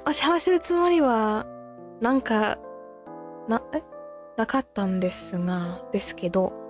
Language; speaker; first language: Japanese; non-native, learner; English